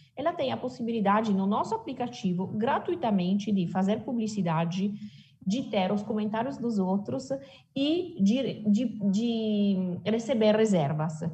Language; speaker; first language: Portuguese; non-native, fluent; Italian